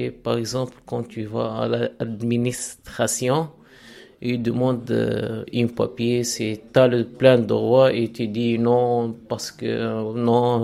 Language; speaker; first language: French; non-native, fluent; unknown